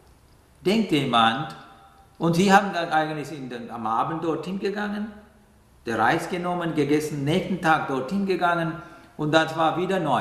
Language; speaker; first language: German; non-native, fluent; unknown